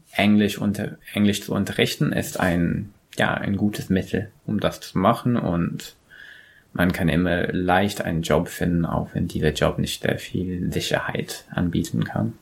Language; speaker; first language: German; non-native, fluent; English